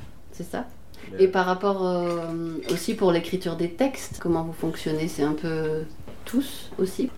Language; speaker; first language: French; native; French